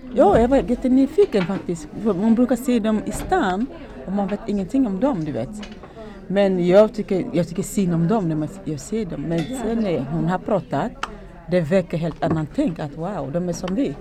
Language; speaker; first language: Swedish; non-native, learner; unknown